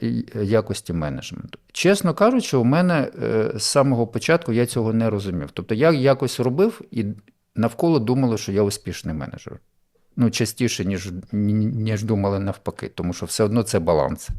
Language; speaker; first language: Ukrainian; native; Ukrainian